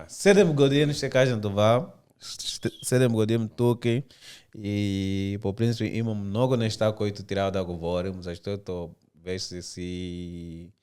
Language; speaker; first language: Bulgarian; non-native, learner; Portuguese